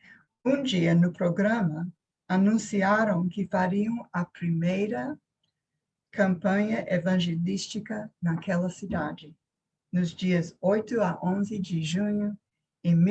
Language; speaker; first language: Portuguese; non-native, fluent; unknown